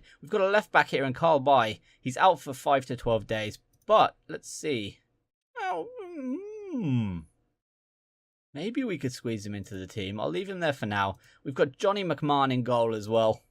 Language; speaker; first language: English; native; English